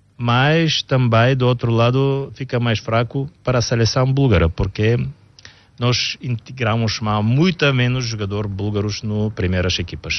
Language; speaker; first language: Portuguese; non-native, fluent; Bulgarian